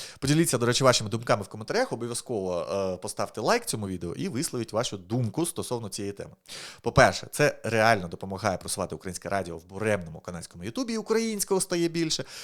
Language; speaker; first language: Ukrainian; native; Ukrainian